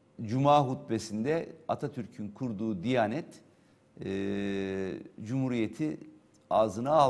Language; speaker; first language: Turkish; native; Turkish